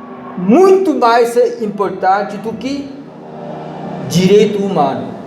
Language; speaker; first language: Portuguese; non-native, learner; Korean